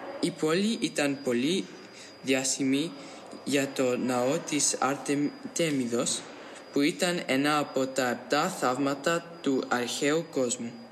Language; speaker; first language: Greek; early bilingual, heritage; Greek